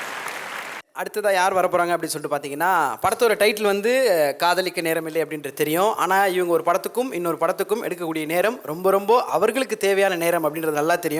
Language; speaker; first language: Tamil; native; Tamil